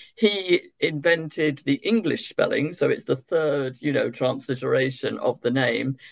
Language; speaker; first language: English; native; English